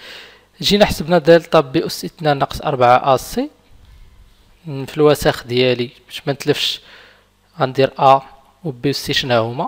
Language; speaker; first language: Arabic; native; Arabic